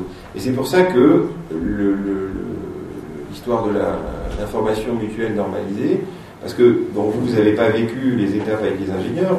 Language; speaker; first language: French; native; French